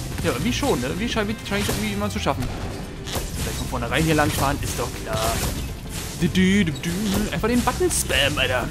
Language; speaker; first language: German; native; German